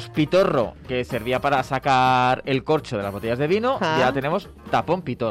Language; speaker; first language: Spanish; native; Spanish